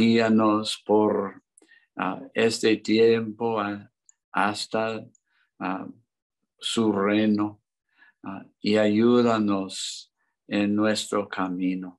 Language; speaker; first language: Spanish; non-native, learner; English